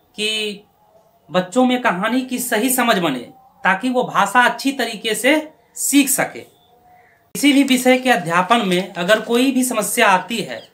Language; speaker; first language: Hindi; native; Hindi